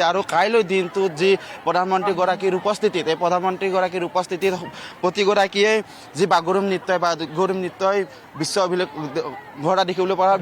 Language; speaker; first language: Assamese; native; Assamese